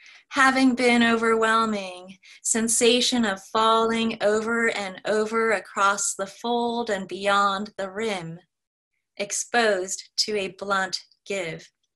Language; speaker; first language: English; native; English